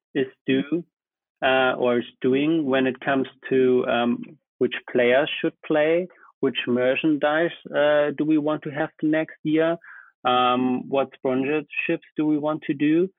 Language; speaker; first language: English; non-native, fluent; German